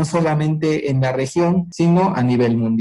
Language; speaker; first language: Spanish; native; Spanish